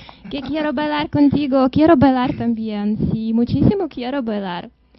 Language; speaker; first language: Spanish; non-native, learner; Russian